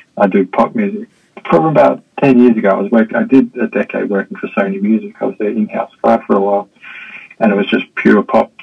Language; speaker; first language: English; native; English